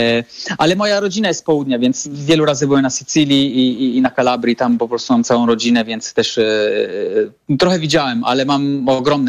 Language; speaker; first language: Polish; non-native, fluent; Italian